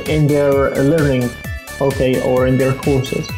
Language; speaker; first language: English; non-native, fluent; Arabic